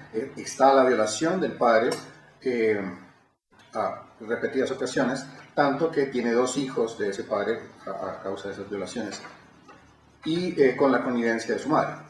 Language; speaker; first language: Spanish; native; Spanish